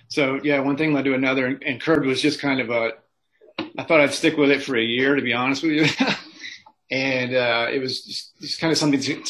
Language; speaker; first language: English; native; English